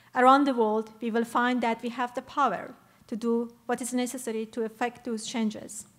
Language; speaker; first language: English; non-native, fluent; Persian